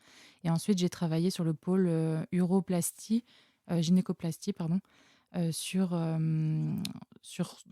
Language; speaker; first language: French; native; French